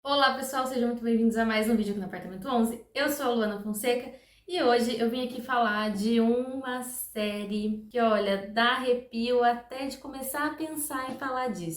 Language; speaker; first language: Portuguese; native; Portuguese